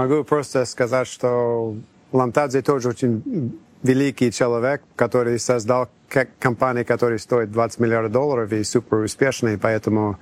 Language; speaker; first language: Russian; non-native, fluent; English